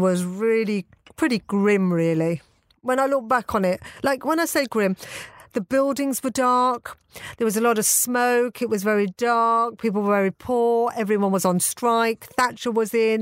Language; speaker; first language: English; native; English